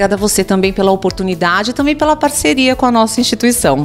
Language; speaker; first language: Portuguese; native; Portuguese